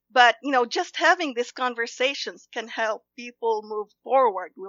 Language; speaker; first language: English; non-native, local second language; Filipino